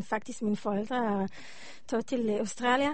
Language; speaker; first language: Danish; non-native, learner; Hebrew